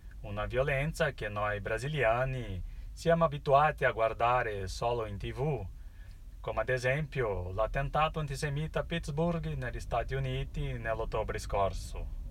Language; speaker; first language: Italian; non-native, fluent; Portuguese